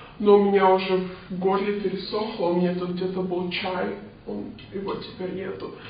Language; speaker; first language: Russian; early bilingual, other home language; Romanian